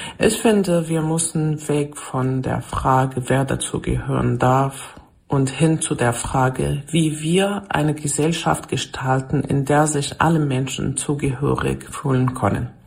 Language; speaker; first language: German; non-native, fluent; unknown